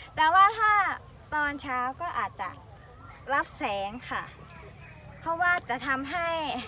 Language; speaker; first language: Thai; native; Thai